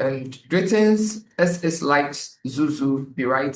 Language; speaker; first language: German; non-native, learner; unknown